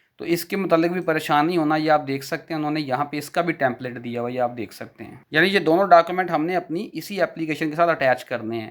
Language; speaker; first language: Urdu; non-native, local second language; Punjabi